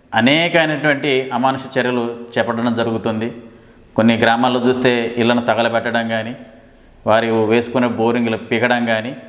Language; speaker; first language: Telugu; native; Telugu